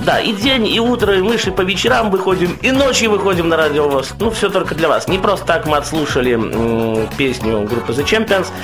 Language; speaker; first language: Russian; native; Russian